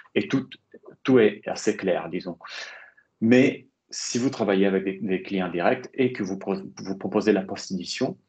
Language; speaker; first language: French; non-native, fluent; Italian